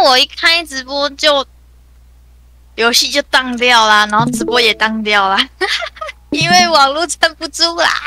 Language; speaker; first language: Chinese; native; Chinese